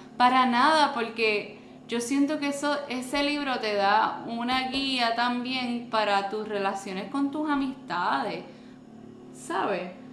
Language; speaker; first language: Spanish; native; Spanish